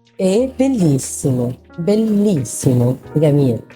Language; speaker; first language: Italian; non-native, learner; Arabic